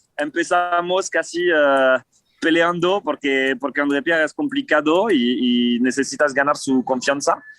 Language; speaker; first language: Spanish; non-native, fluent; French